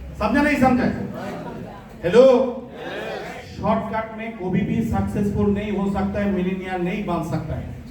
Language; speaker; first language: Hindi; non-native, local second language; Bangla